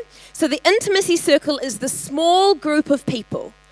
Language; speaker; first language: English; native; English